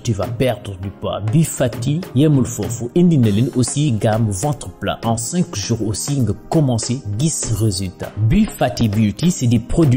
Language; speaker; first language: French; non-native, local second language; Wolof